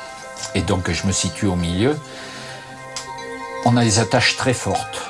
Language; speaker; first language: French; native; French